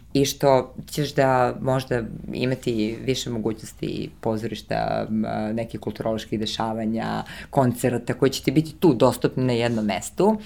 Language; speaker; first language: Serbian; early bilingual, heritage; Serbian